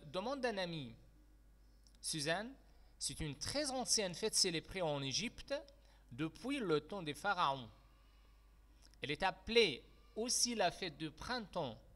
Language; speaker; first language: French; non-native, fluent; Arabic